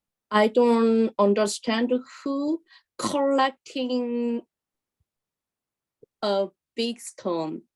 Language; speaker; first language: English; non-native, learner; Korean